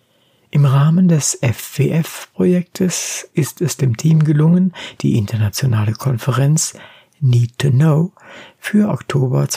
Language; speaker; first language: German; native; German